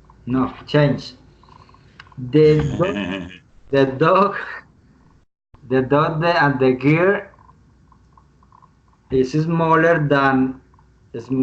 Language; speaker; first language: English; non-native, learner; Spanish